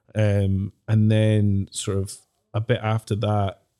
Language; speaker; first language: English; native; English